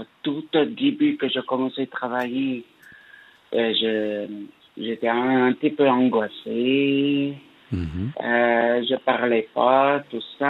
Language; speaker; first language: French; non-native, learner; Portuguese